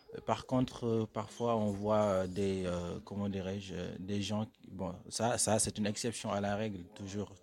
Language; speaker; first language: French; non-native, local second language; Wolof